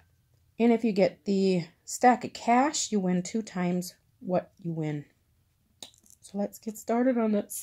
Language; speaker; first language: English; native; English